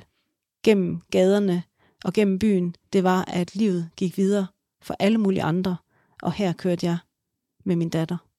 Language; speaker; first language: Danish; native; Danish